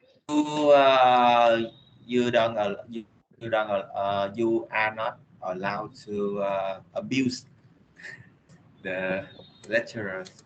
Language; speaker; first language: English; non-native, learner; Vietnamese